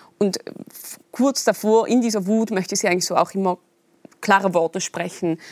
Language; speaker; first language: German; native; German